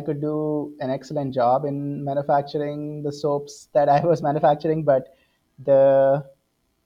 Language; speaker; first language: English; non-native, local second language; Hindi